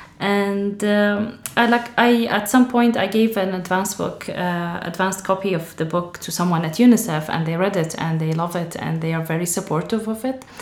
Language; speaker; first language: English; non-native, fluent; Arabic